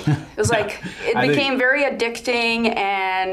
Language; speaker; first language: English; non-native, fluent; Swedish